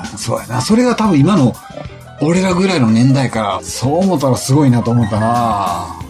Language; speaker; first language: Japanese; native; Japanese